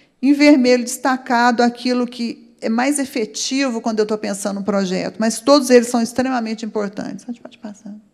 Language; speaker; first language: Portuguese; native; Portuguese